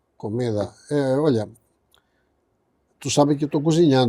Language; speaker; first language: Portuguese; non-native, fluent; Greek